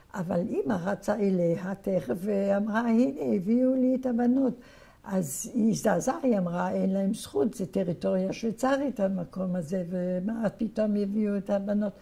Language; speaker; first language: Hebrew; non-native, fluent; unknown